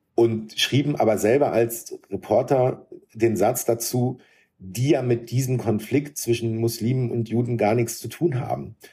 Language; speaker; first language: German; early bilingual, other home language; Arabic